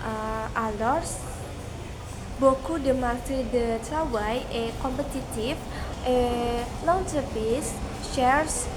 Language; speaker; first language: French; non-native, learner; Indonesian